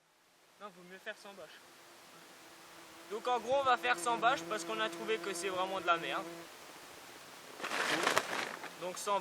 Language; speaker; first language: French; native; French